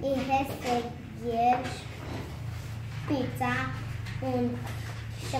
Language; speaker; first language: German; non-native, learner; Hungarian